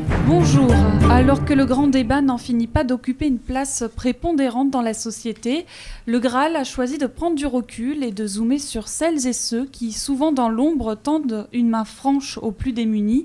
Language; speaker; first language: French; native; French